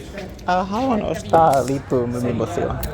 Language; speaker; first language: Finnish; non-native, learner; English